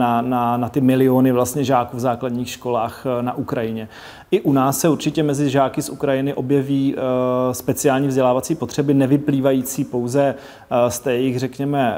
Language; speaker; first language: Czech; native; Czech